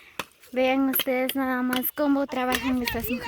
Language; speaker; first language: Spanish; native; Spanish